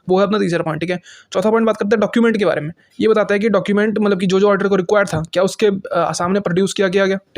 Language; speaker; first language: Hindi; native; Hindi